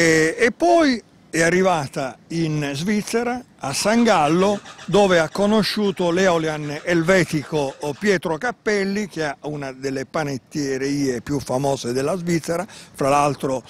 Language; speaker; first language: Italian; native; Italian